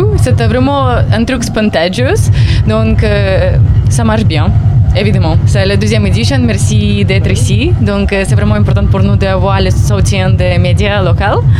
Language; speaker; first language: French; non-native, learner; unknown